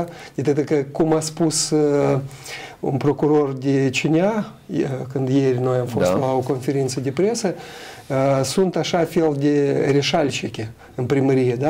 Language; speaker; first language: Romanian; non-native, local second language; Russian